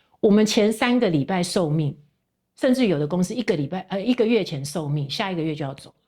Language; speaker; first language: Chinese; native; Chinese